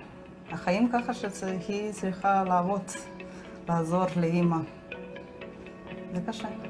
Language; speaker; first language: Hebrew; non-native, learner; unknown